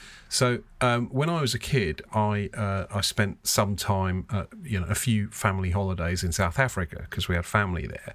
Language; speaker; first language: English; native; English